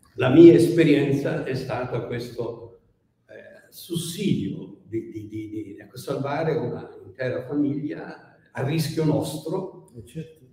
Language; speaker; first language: Italian; native; Italian